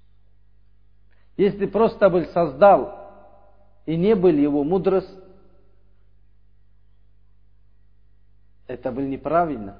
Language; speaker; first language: Russian; non-native, learner; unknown